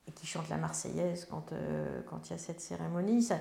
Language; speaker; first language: French; native; French